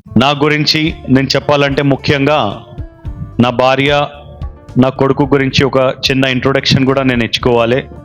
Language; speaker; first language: Telugu; non-native, local second language; Urdu